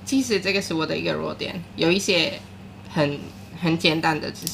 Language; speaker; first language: Chinese; non-native, learner; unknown